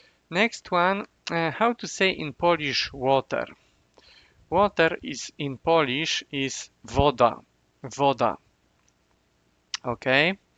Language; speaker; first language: English; non-native, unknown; Polish